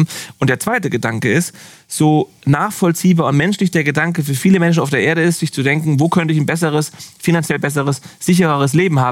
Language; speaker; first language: German; native; German